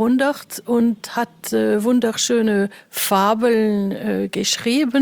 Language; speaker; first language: German; non-native, fluent; French